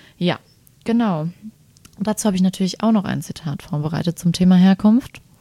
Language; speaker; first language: German; native; German